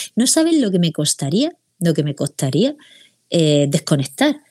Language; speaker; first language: Spanish; native; Spanish